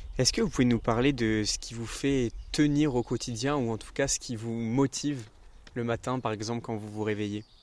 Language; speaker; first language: French; native; French